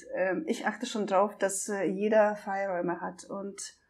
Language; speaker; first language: German; non-native, fluent; Russian